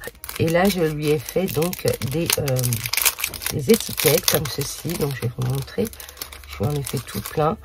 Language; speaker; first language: French; native; French